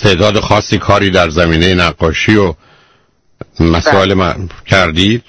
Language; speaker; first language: Persian; native; Persian